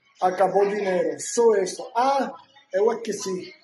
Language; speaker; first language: Portuguese; non-native, learner; Spanish